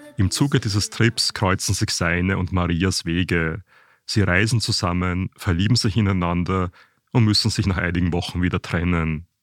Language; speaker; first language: German; native; German